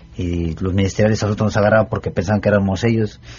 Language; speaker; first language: Spanish; native; Spanish